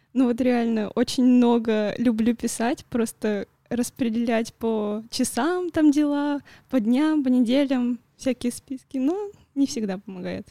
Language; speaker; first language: Russian; native; Russian